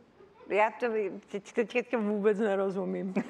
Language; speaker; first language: Czech; early bilingual, heritage; Czech